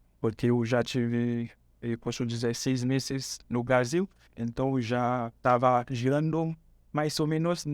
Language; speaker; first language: Portuguese; non-native, fluent; Haitian Creole